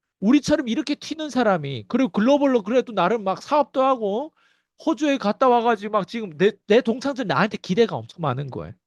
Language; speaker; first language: Korean; native; Korean